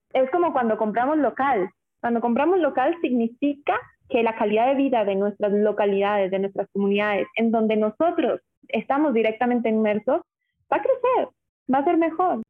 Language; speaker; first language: Spanish; native; Spanish